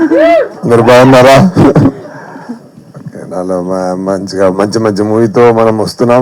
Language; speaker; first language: Telugu; non-native, fluent; Tamil